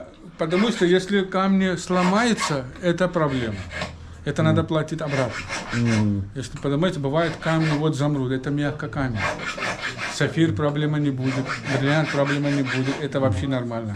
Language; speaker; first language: Russian; non-native, learner; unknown